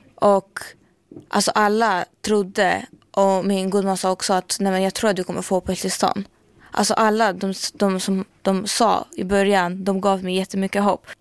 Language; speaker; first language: Swedish; non-native, learner; Albanian